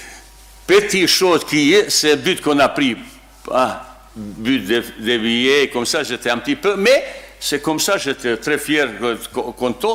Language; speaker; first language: French; non-native, learner; Bosnian